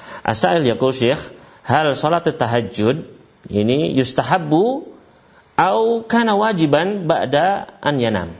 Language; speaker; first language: Arabic; non-native, fluent; Indonesian